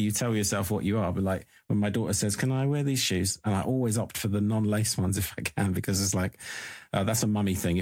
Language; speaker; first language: English; native; English